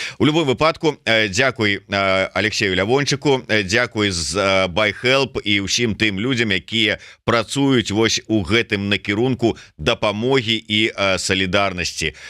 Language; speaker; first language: Belarusian; native; Belarusian